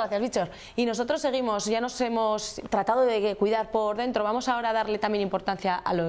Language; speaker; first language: Spanish; native; Spanish